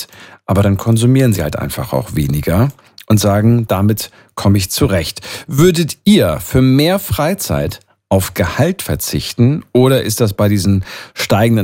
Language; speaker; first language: German; native; German